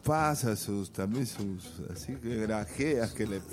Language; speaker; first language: Spanish; native; Spanish